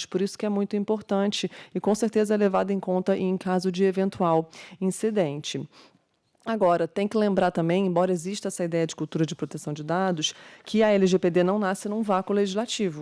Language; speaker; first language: Portuguese; native; Portuguese